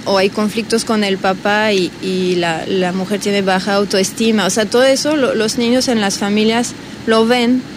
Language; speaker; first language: Spanish; non-native, fluent; French